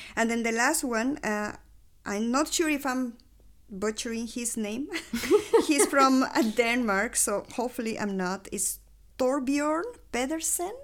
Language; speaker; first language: English; non-native, fluent; Spanish